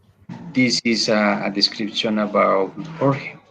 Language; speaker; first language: English; non-native, learner; Spanish